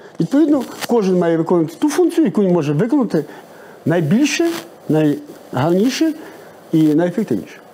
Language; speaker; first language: Ukrainian; native; Ukrainian